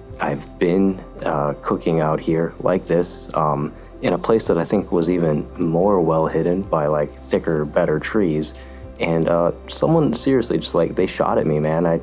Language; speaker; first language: English; native; English